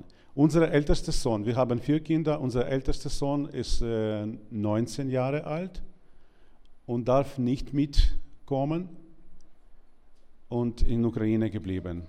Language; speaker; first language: German; non-native, learner; Ukrainian